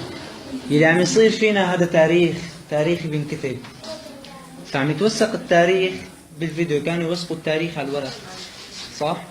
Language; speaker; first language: Arabic; native; Arabic